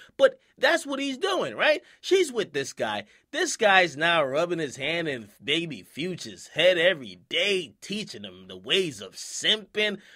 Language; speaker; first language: English; native; English